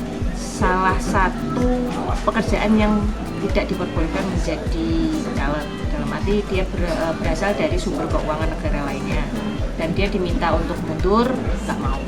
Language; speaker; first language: Indonesian; native; Indonesian